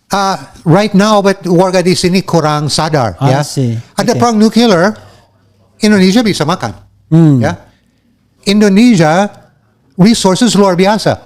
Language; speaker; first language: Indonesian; non-native, learner; English